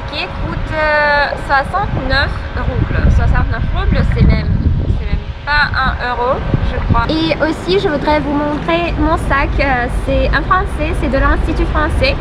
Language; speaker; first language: French; non-native, fluent; Russian